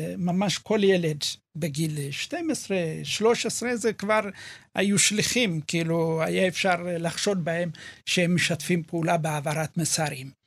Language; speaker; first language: Hebrew; early bilingual, other home language; Amharic